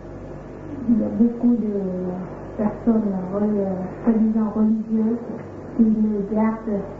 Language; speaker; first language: French; non-native, fluent; Vietnamese